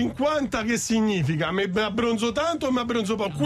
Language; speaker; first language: Italian; native; Italian